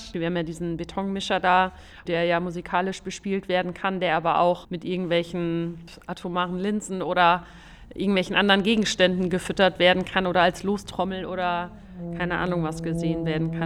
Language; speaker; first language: German; native; German